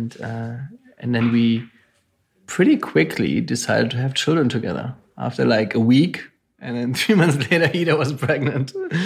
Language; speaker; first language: English; non-native, fluent; German